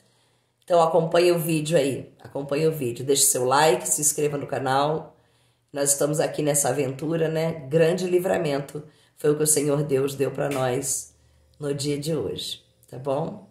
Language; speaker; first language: Portuguese; native; Portuguese